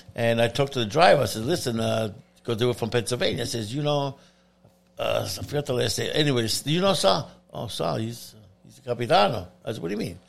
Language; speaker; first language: English; non-native, fluent; Italian